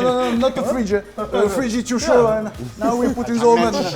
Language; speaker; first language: English; non-native, learner; French